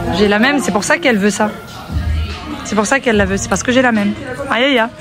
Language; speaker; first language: French; early bilingual, other home language; Arabic